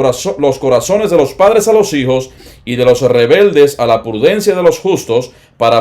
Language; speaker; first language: Spanish; native; Spanish